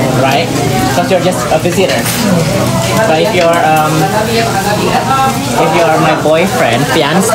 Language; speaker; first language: English; non-native, fluent; Indonesian